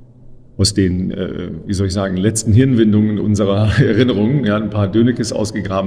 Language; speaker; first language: German; native; German